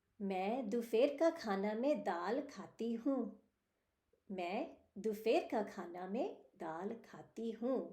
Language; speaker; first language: Hindi; early bilingual, heritage; Hindi